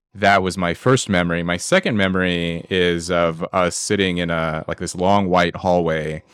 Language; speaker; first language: English; native; English